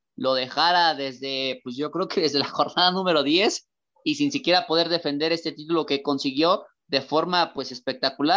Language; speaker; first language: Spanish; native; Spanish